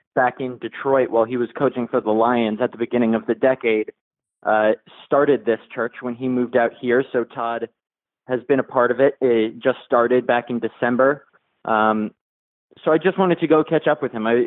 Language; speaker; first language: English; native; English